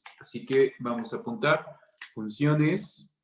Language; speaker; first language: Spanish; native; Spanish